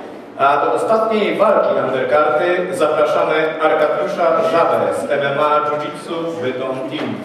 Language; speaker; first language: Polish; native; Polish